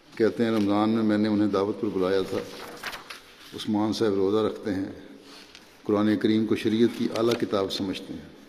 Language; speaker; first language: Urdu; native; Urdu